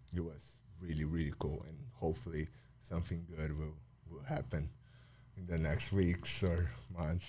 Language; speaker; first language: English; non-native, fluent; Portuguese